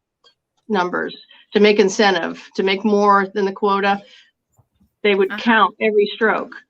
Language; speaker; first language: English; native; English